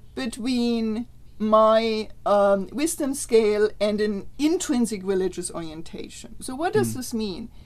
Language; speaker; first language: English; non-native, fluent; German